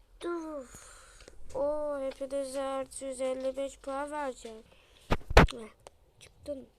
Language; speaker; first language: Turkish; native; Turkish